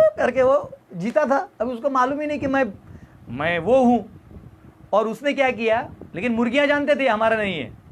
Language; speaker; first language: Hindi; non-native, local second language; Marathi